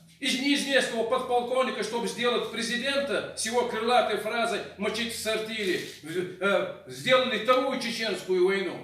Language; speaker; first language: Russian; non-native, local second language; Chechen